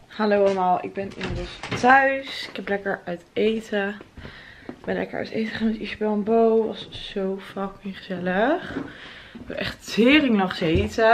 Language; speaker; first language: Dutch; native; Dutch